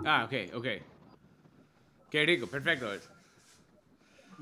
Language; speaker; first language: Spanish; non-native, learner; English